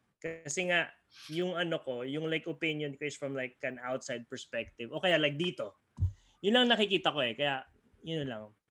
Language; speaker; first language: Filipino; non-native, local second language; Bikol